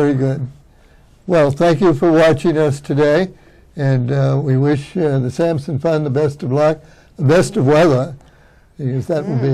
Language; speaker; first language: English; native; English